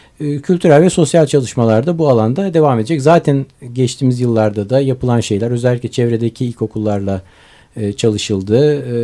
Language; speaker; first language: Turkish; native; Turkish